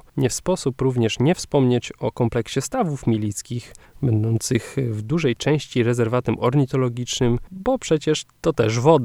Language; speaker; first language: Polish; native; Polish